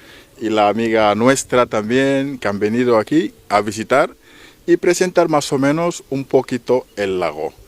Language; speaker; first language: Spanish; non-native, fluent; Wolof